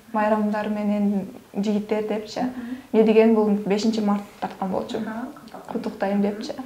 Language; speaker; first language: Kyrgyz; non-native, local second language; Russian